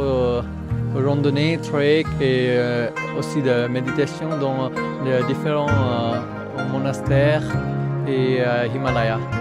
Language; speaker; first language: French; non-native, fluent; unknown